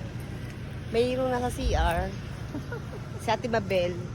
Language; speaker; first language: Filipino; native; Filipino